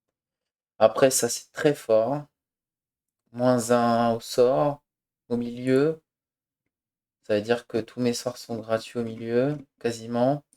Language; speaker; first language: French; native; French